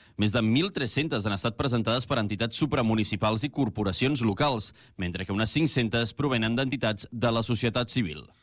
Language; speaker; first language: Catalan; native; Catalan